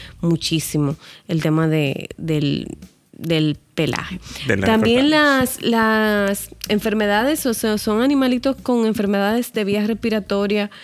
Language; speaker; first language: Spanish; native; Spanish